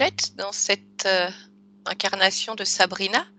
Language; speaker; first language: French; native; French